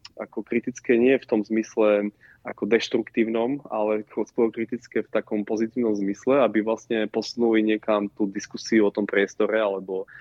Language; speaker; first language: Slovak; native; Slovak